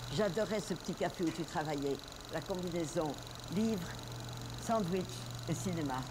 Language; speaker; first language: French; native; French